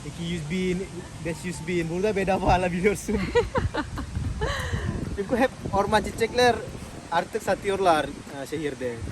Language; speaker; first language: Turkish; non-native, learner; Indonesian